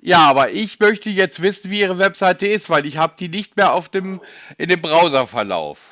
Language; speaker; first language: German; native; German